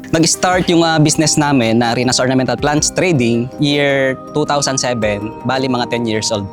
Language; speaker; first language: Filipino; native; Filipino